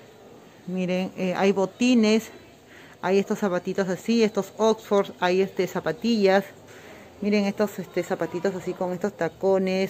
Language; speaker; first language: Spanish; native; Spanish